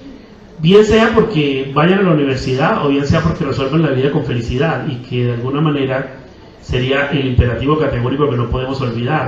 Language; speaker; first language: Spanish; native; Spanish